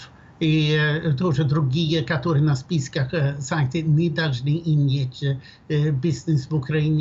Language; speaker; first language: Russian; non-native, fluent; Swedish